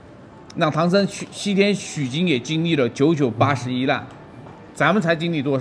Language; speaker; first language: Chinese; native; Chinese